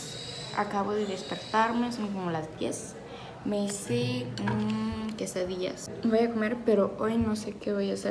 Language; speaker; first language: Spanish; non-native, fluent; French